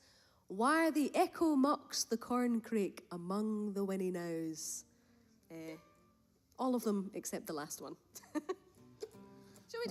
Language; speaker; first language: English; native; English